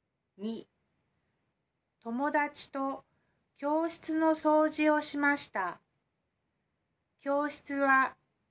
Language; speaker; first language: Japanese; non-native, learner; Indonesian